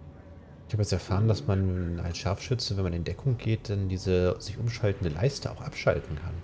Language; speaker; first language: German; native; German